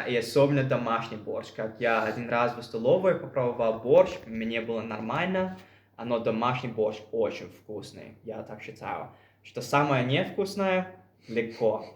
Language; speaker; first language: Russian; non-native, fluent; English